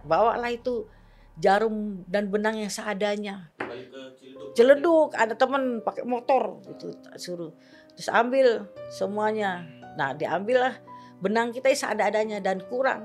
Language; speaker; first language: Indonesian; native; Indonesian